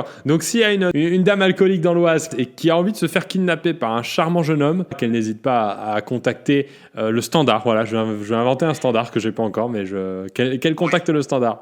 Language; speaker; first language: French; native; French